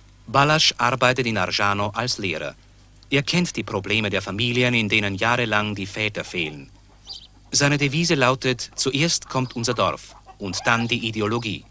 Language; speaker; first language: German; native; German